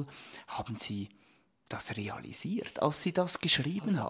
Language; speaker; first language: German; native; German